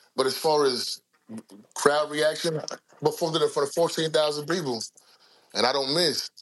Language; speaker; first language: English; native; English